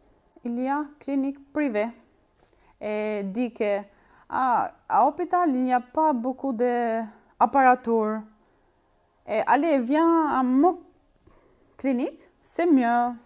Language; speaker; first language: French; non-native, learner; Albanian